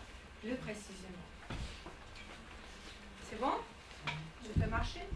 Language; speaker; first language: French; non-native, fluent; Russian